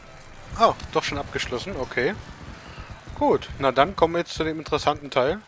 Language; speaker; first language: German; native; German